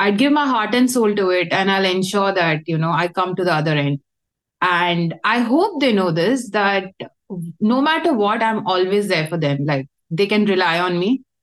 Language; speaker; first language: English; non-native, local second language; Hindi